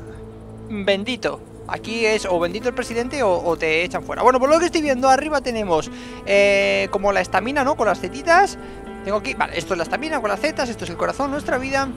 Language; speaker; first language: Spanish; native; Spanish